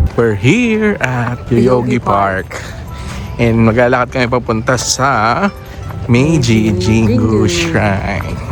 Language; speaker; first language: Filipino; native; Filipino